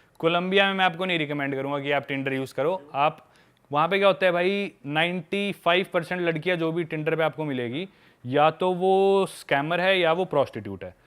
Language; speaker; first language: Hindi; non-native, local second language; Punjabi